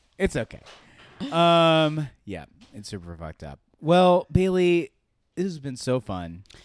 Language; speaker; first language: English; native; English